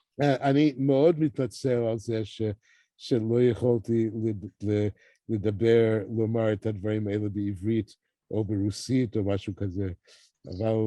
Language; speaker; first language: Hebrew; non-native, fluent; English